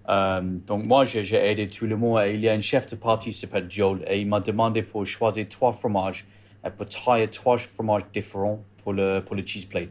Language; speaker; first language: French; non-native, learner; English